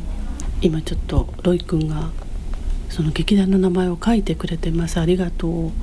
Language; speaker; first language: Japanese; native; Japanese